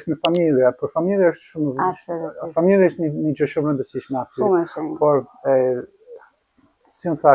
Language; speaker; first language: Albanian; non-native, learner; English